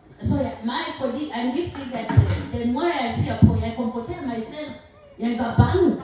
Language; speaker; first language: Danish; non-native, learner; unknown